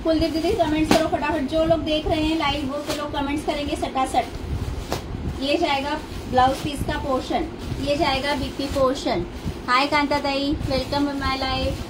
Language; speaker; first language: Hindi; non-native, local second language; Marathi